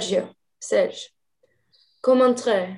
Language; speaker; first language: French; non-native, learner; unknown